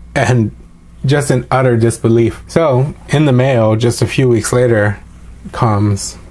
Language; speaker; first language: English; native; English